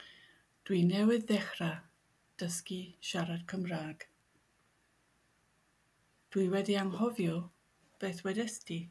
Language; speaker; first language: Welsh; non-native, learner; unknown